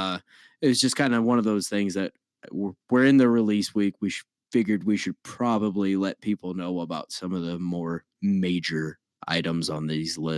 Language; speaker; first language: English; native; English